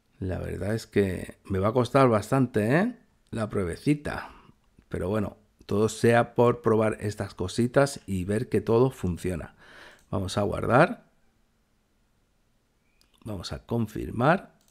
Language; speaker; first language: Spanish; native; Spanish